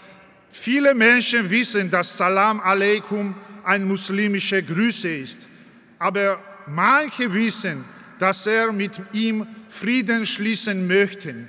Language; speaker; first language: German; non-native, learner; Georgian